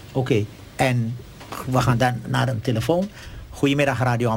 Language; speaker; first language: Dutch; native; Dutch